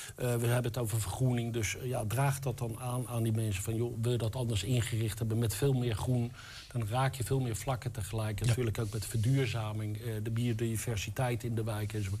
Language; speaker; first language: Dutch; native; Dutch